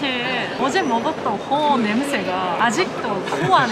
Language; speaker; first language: Korean; non-native, fluent; Japanese